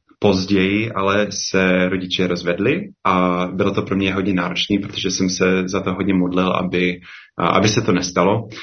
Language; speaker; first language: Czech; non-native, fluent; English